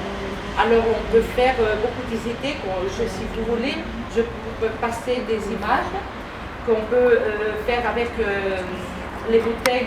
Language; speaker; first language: French; non-native, learner; Spanish